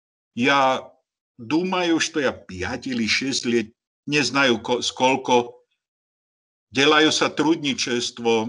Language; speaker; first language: Russian; non-native, learner; Slovak